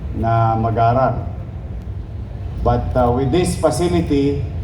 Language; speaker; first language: Filipino; native; Filipino